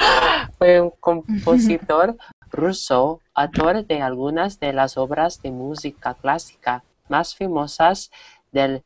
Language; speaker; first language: Spanish; non-native, learner; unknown